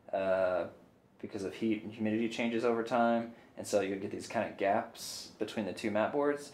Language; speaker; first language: English; native; English